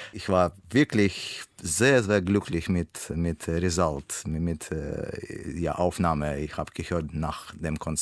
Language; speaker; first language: German; non-native, learner; Russian